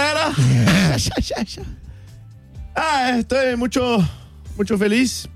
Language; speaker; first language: Portuguese; non-native, learner; Spanish